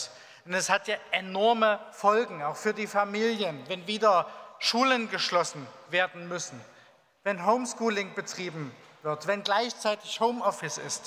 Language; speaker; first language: German; native; German